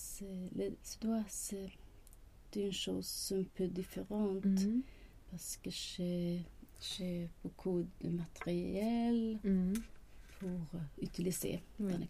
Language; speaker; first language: French; non-native, learner; Swedish